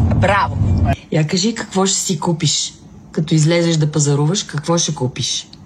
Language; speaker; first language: Bulgarian; native; Bulgarian